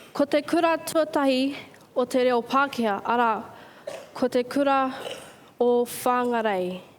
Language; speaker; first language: Māori; native; Māori